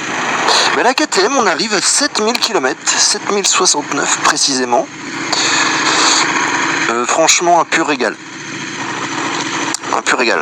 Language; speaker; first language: French; native; French